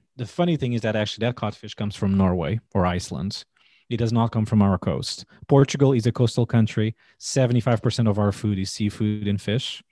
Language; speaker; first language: English; non-native, fluent; Portuguese